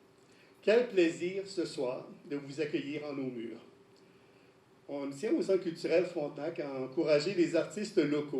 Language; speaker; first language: French; native; French